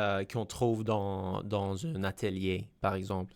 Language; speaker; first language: French; non-native, fluent; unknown